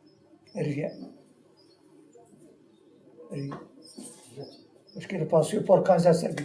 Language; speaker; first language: French; non-native, learner; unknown